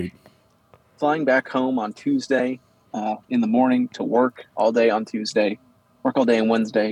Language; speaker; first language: English; native; English